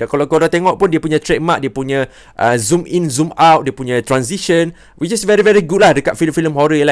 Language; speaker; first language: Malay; native; Malay